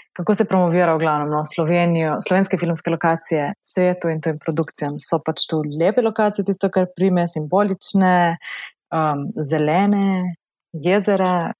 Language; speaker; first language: Slovenian; native; Slovenian